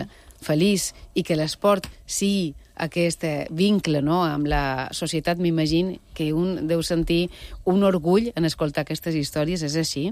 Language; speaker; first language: Catalan; native; Catalan